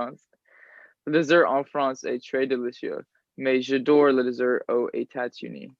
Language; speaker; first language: French; non-native, learner; English